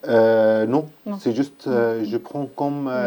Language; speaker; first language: French; non-native, learner; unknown